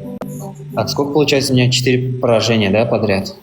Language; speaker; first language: Russian; non-native, local second language; Turkmen